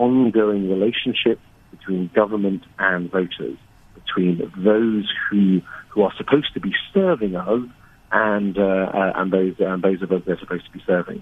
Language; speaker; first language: English; native; English